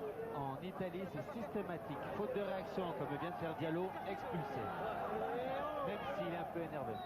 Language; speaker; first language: French; native; French